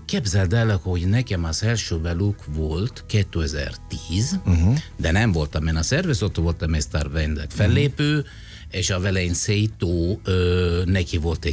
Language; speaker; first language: Hungarian; non-native, fluent; Italian